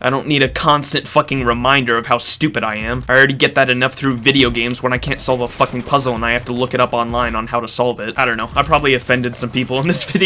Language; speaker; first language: English; native; English